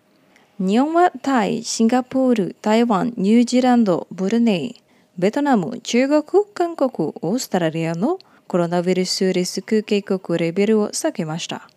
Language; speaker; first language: Japanese; non-native, fluent; Indonesian